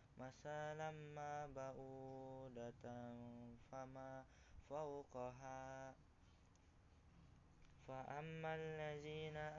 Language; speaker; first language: Arabic; non-native, learner; Indonesian